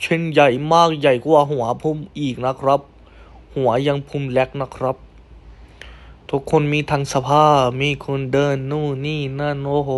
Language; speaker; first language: Thai; non-native, fluent; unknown